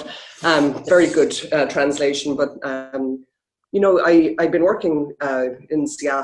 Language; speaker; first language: English; native; English